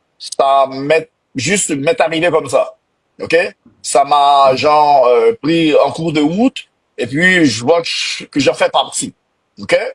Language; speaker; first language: French; non-native, local second language; Haitian Creole